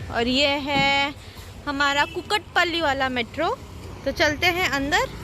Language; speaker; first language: Hindi; non-native, local second language; Bangla